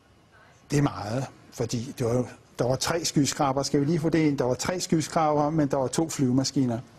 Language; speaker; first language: Danish; native; Danish